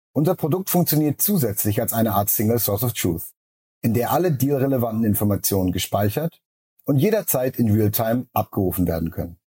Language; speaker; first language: German; native; German